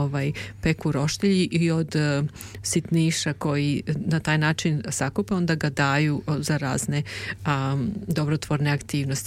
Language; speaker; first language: Serbian; native; Serbian